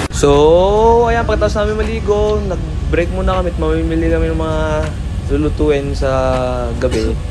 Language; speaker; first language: Filipino; early bilingual, heritage; Filipino